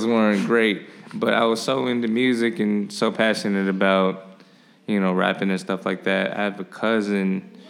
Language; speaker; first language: English; native; English